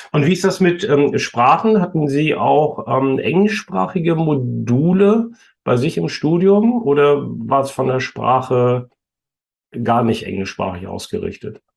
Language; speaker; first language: German; native; German